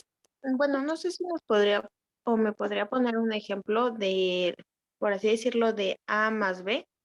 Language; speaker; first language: Spanish; native; Spanish